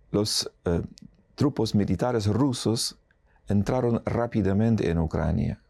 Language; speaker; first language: Spanish; non-native, fluent; Ukrainian